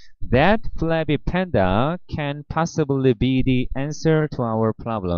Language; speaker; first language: English; non-native, fluent; Korean